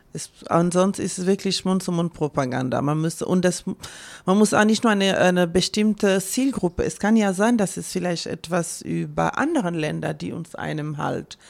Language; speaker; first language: German; non-native, fluent; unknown